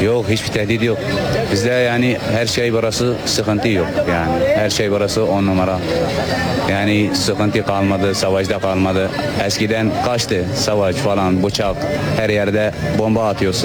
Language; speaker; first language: Turkish; non-native, learner; Arabic